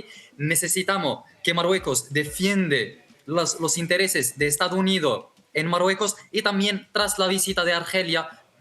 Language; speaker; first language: Spanish; non-native, fluent; Arabic